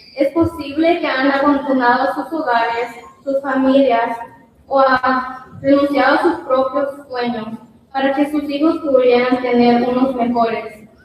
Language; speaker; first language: Spanish; early bilingual, other home language; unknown